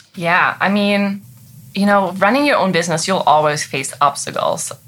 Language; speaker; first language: English; non-native, fluent; German